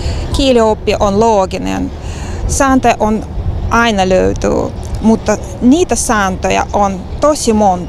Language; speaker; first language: Finnish; non-native, learner; Russian